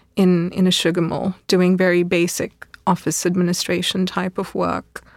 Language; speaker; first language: English; native; English